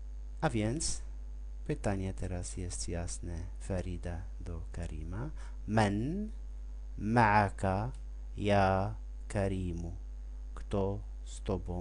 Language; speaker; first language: Polish; non-native, fluent; Arabic